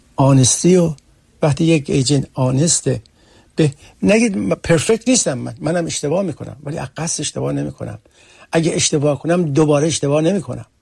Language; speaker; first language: Persian; early bilingual, heritage; Persian